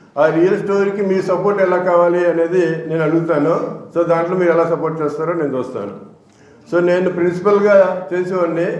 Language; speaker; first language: Telugu; native; Telugu